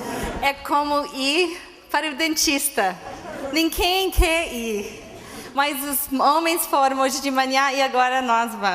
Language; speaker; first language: Portuguese; non-native, fluent; English